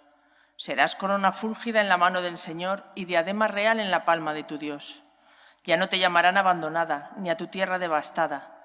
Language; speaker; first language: Spanish; native; Spanish